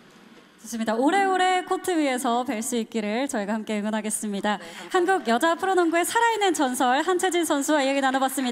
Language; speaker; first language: Korean; native; Korean